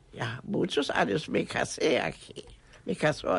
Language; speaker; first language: Spanish; non-native, fluent; German